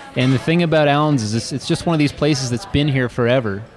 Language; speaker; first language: English; native; English